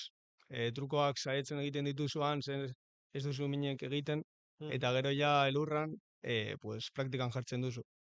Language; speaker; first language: Basque; non-native, local second language; Spanish